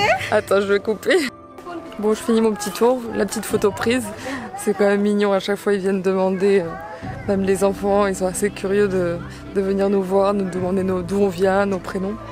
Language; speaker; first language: French; native; French